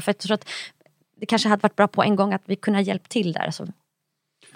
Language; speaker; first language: Swedish; native; Swedish